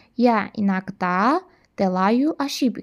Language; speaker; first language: Russian; non-native, learner; Turkish